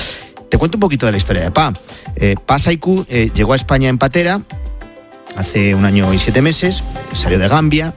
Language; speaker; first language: Spanish; native; Spanish